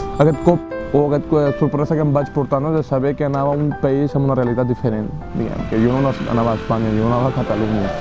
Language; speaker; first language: Catalan; non-native, fluent; Urdu